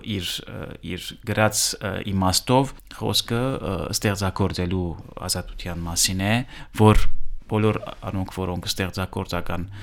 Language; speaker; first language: Armenian; early bilingual, heritage; Armenian